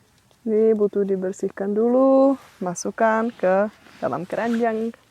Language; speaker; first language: Indonesian; non-native, fluent; Czech